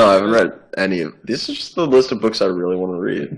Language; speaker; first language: English; native; English